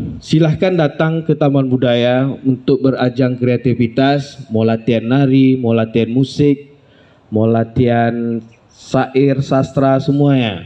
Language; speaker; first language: Indonesian; native; Indonesian